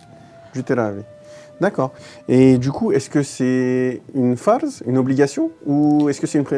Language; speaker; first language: French; native; French